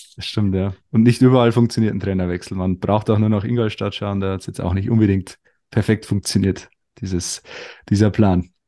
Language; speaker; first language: German; native; German